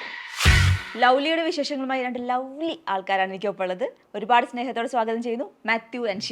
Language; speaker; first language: Malayalam; native; Malayalam